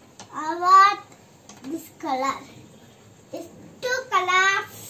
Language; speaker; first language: English; non-native, learner; Kannada